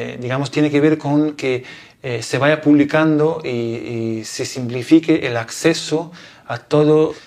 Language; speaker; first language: Spanish; non-native, fluent; Italian